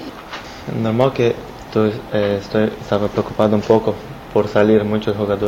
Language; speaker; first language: Spanish; non-native, learner; Portuguese